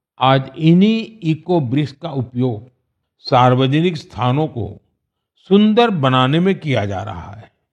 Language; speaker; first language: Hindi; non-native, local second language; Gujarati